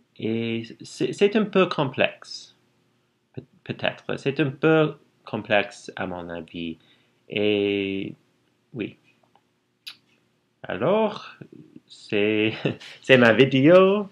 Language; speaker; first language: French; non-native, learner; English